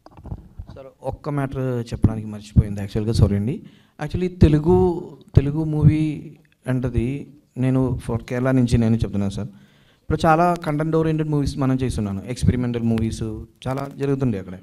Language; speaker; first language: Telugu; non-native, learner; Malayalam